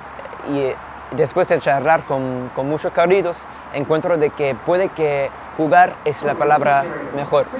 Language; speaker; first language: Spanish; non-native, fluent; English